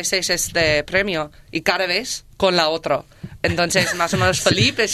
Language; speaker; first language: Spanish; non-native, learner; English